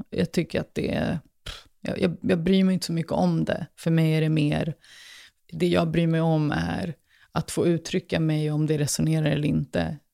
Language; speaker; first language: Swedish; early bilingual, other home language; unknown